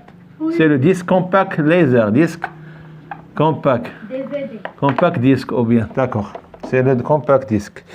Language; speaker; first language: French; non-native, local second language; Arabic